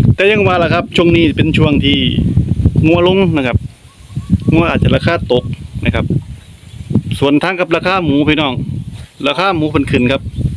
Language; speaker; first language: Thai; native; Thai